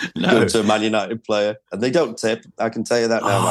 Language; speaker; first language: English; native; English